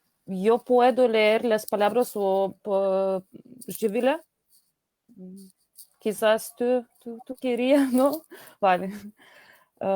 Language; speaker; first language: Spanish; non-native, fluent; Lithuanian